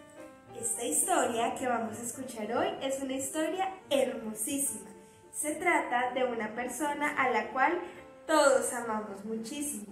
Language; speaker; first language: Spanish; native; Spanish